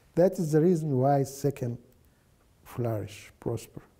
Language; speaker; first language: English; non-native, fluent; Arabic